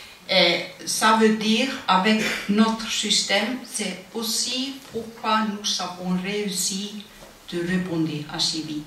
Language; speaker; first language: French; non-native, fluent; Icelandic